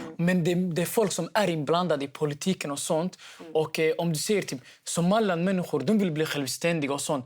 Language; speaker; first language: Swedish; early bilingual, other home language; Somali